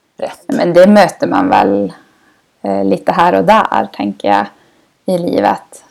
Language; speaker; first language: Swedish; native; Swedish